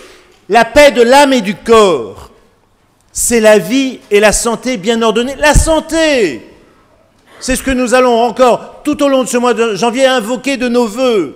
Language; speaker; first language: French; native; French